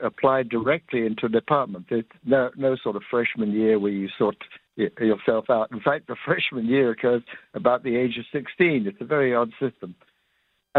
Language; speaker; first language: English; native; English